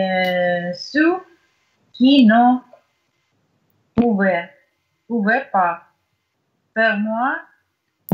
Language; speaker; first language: French; non-native, learner; Russian